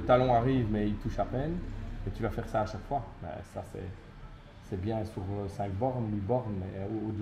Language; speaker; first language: French; native; French